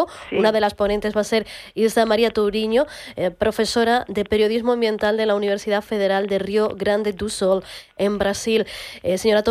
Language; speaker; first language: Spanish; native; Spanish